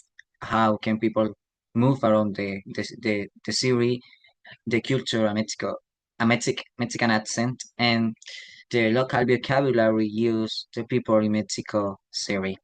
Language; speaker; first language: English; non-native, learner; Spanish